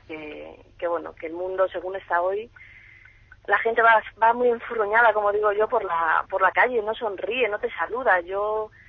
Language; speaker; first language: Spanish; native; Spanish